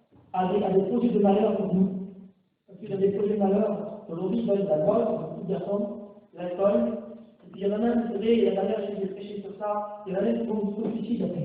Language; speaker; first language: French; native; French